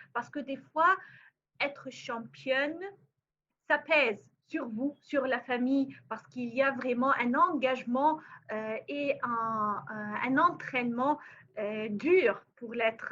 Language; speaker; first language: French; non-native, fluent; Arabic